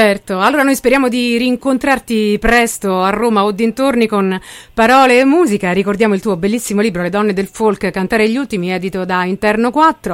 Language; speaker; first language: Italian; native; Italian